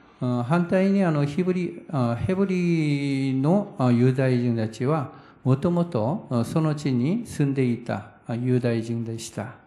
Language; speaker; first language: Japanese; non-native, fluent; Korean